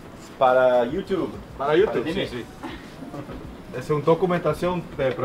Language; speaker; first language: Spanish; non-native, learner; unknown